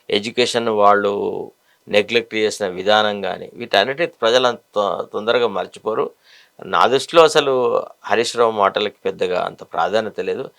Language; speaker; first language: Telugu; native; Telugu